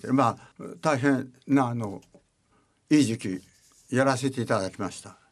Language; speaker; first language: Japanese; native; Japanese